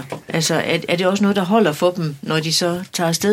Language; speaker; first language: Danish; native; Danish